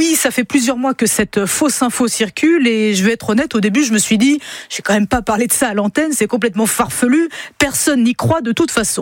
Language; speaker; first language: French; native; French